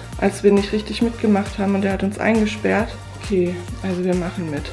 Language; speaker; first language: German; native; German